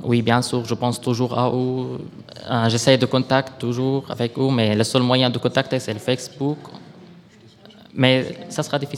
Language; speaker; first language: French; non-native, learner; Arabic